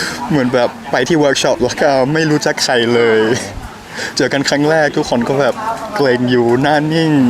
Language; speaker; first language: Thai; non-native, learner; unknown